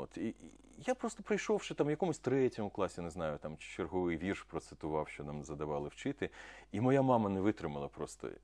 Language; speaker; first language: Ukrainian; non-native, local second language; Russian